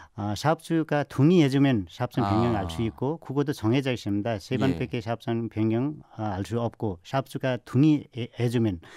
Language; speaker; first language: Korean; non-native, learner; Nepali